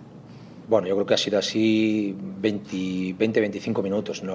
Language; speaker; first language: Spanish; native; Spanish